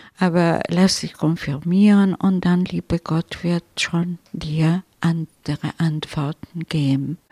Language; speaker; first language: German; non-native, fluent; Italian